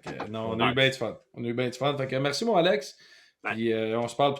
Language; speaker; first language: French; native; French